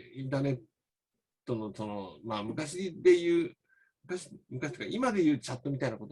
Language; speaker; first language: Japanese; native; Japanese